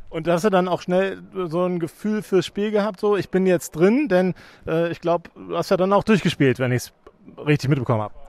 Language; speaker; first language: German; native; German